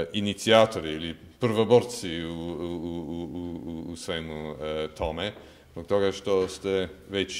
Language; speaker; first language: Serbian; non-native, fluent; English